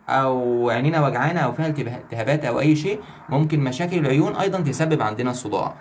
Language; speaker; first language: Arabic; native; Arabic